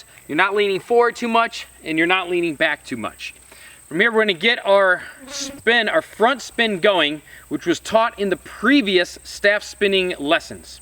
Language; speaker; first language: English; native; English